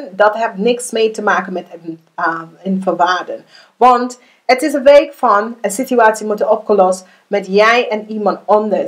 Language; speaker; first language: Dutch; non-native, learner; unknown